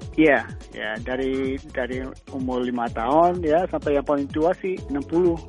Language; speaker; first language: Indonesian; early bilingual, heritage; Indonesian